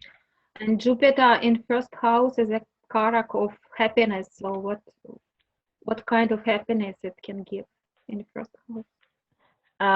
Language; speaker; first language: English; non-native, learner; Russian